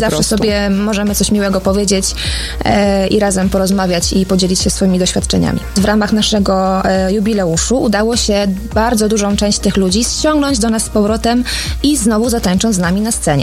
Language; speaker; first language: Polish; native; Polish